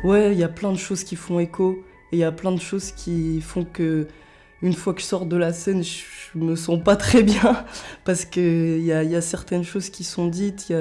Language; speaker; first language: French; native; French